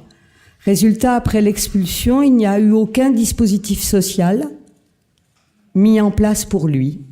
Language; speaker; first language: French; native; French